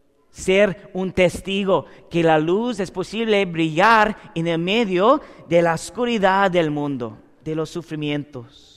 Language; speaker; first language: Spanish; non-native, learner; English